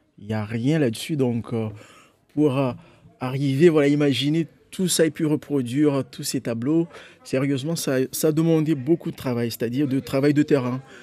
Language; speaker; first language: French; non-native, local second language; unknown